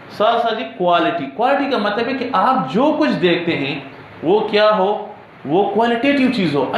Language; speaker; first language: Urdu; non-native, local second language; Pashto